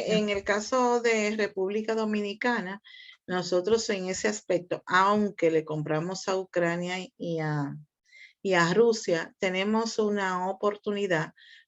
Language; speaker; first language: Spanish; native; Spanish